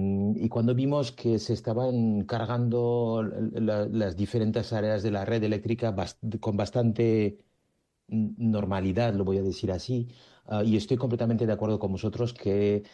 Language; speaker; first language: Spanish; native; Spanish